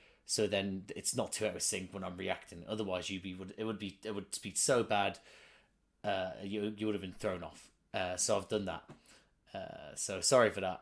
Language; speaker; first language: English; native; English